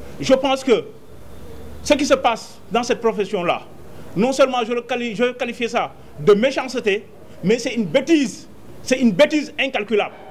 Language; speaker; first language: French; non-native, local second language; Wolof